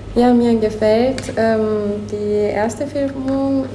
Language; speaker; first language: German; non-native, learner; Japanese